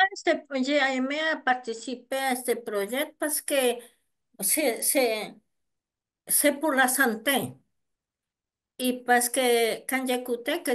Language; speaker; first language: French; non-native, learner; Spanish